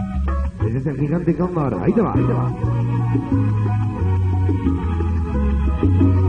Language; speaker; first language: Spanish; native; Spanish